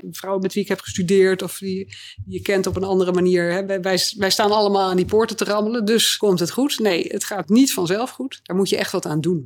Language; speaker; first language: Dutch; native; Dutch